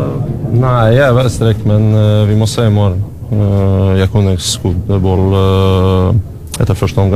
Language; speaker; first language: Norwegian; non-native, learner; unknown